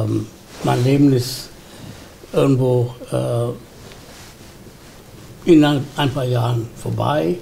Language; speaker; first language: German; non-native, fluent; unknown